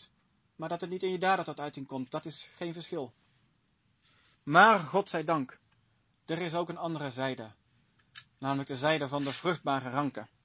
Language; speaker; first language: Dutch; native; Dutch